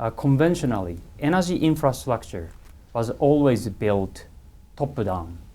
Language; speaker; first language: English; non-native, fluent; Japanese